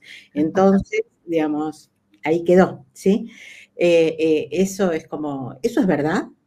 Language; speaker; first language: Spanish; native; Spanish